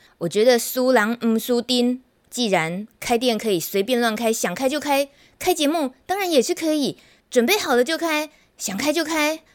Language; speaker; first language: Chinese; native; Chinese